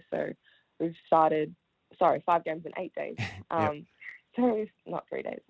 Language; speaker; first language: English; native; English